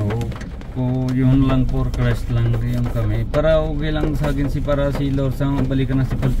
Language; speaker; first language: Filipino; non-native, local second language; Punjabi